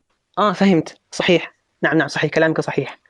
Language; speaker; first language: Arabic; non-native, fluent; Turkish